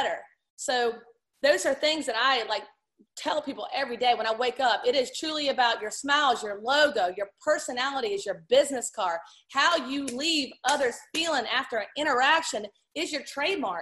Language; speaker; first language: English; native; English